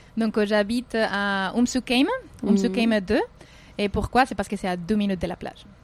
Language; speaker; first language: French; non-native, fluent; Spanish